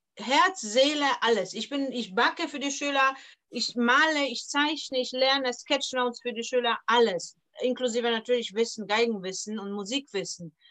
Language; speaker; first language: German; non-native, fluent; Polish